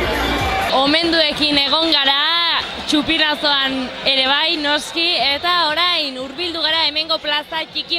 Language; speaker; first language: Basque; native; Basque